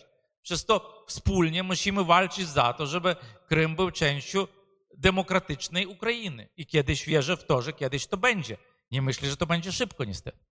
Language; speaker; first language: Polish; non-native, fluent; Ukrainian